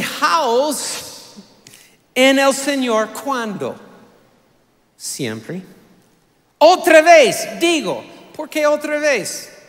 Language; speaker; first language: Spanish; non-native, fluent; English